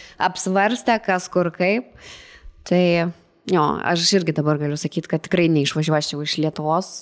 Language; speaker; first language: Lithuanian; native; Lithuanian